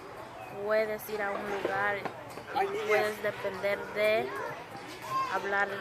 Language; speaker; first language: Spanish; early bilingual, other home language; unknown